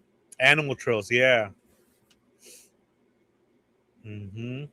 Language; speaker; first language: English; native; English